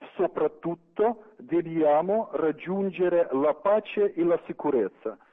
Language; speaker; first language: Italian; non-native, fluent; Ukrainian